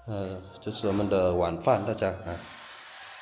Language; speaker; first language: Chinese; non-native, learner; Vietnamese